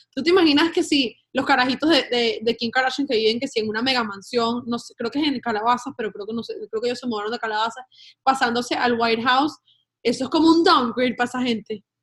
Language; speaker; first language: Spanish; native; Spanish